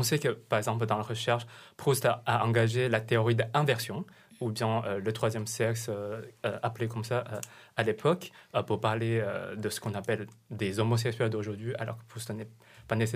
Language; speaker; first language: French; non-native, fluent; Chinese